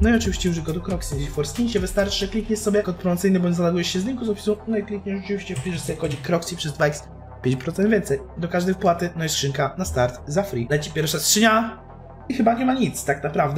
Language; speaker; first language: Polish; native; Polish